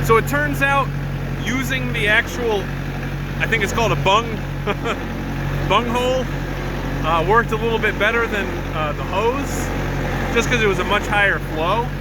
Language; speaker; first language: English; native; English